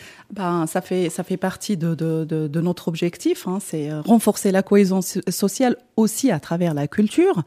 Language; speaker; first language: French; non-native, local second language; Arabic